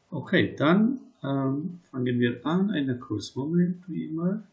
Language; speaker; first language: German; non-native, fluent; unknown